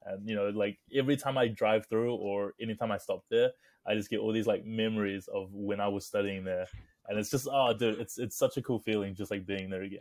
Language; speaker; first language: English; native; English